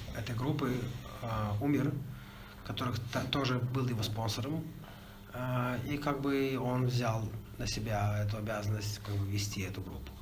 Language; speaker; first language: Russian; native; Russian